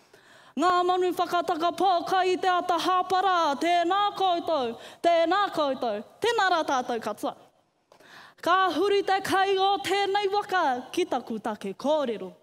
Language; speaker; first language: Māori; non-native, local second language; English